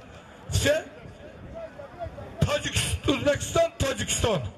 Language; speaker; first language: Russian; non-native, learner; Tajik